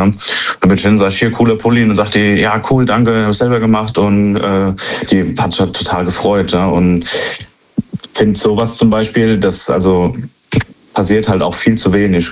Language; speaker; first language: German; native; German